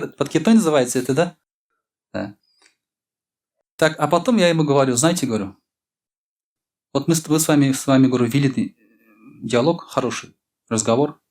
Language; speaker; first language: Russian; non-native, local second language; Tatar